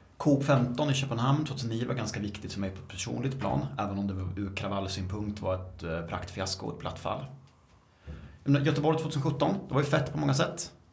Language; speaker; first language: Swedish; native; Swedish